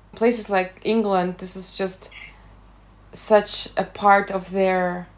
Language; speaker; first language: English; non-native, fluent; Russian